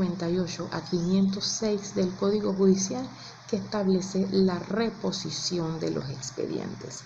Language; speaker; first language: Spanish; native; Spanish